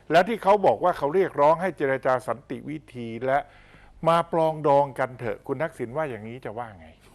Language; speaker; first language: Thai; native; Thai